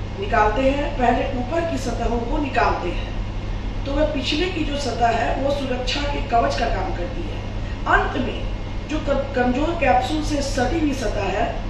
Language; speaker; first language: Hindi; native; Hindi